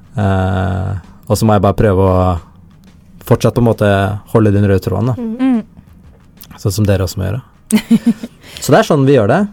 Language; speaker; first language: English; early bilingual, heritage; Tamil